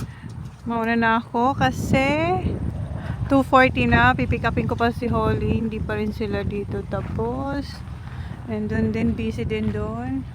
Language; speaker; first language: Filipino; native; Filipino